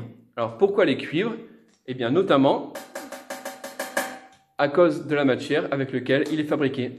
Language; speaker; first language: French; native; French